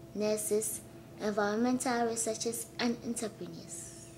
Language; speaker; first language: English; non-native, local second language; Akan